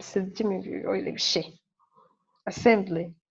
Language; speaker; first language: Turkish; non-native, fluent; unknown